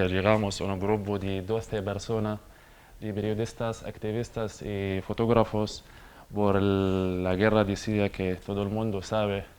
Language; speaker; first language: Spanish; non-native, learner; Arabic